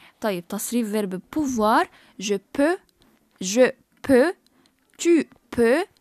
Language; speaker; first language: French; non-native, fluent; Arabic